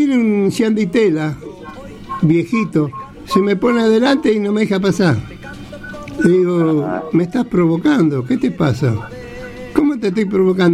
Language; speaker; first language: Spanish; native; Spanish